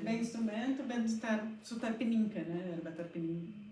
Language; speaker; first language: Lithuanian; non-native, learner; Portuguese